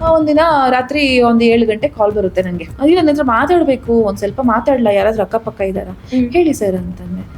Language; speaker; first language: Kannada; native; Kannada